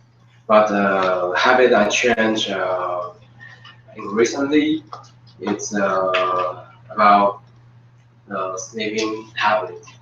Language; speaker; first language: English; non-native, learner; Chinese